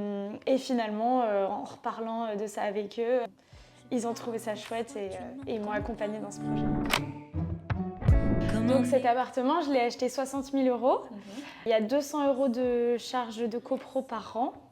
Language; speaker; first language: French; native; French